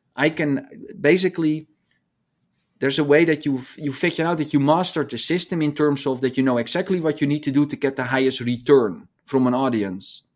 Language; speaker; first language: English; non-native, fluent; Dutch